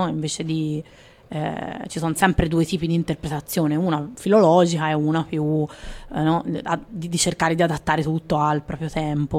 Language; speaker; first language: Italian; native; Italian